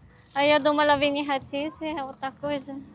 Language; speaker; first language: Russian; non-native, learner; Filipino